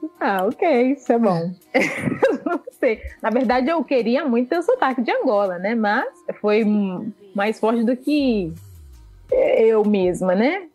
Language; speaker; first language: Portuguese; early bilingual, other home language; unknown